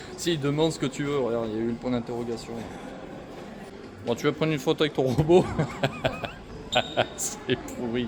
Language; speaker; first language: French; native; French